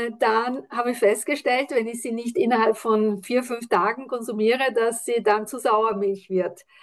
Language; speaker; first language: German; non-native, fluent; Italian